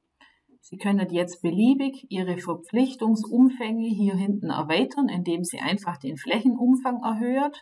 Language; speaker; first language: German; native; German